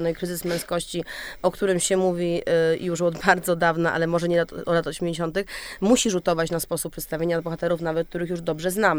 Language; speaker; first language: Polish; native; Polish